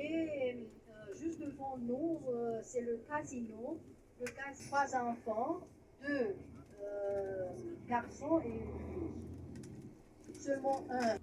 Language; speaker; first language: French; non-native, fluent; Romanian